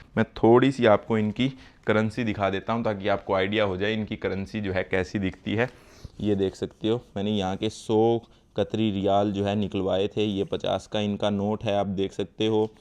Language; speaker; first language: Hindi; native; Hindi